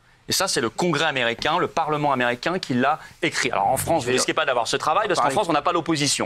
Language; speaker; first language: French; native; French